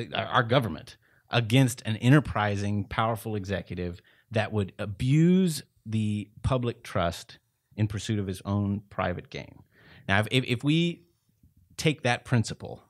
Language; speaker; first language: English; native; English